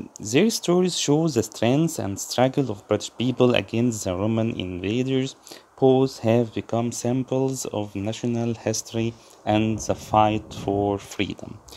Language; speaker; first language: English; non-native, fluent; Arabic